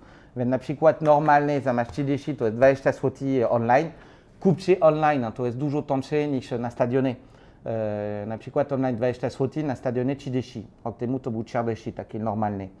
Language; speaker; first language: Polish; non-native, learner; French